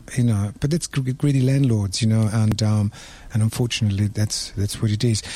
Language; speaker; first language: English; non-native, fluent; Italian